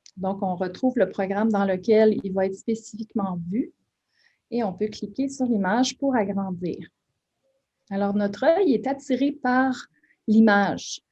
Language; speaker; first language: French; native; French